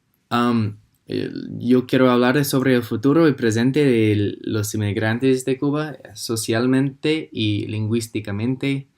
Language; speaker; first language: Spanish; non-native, fluent; English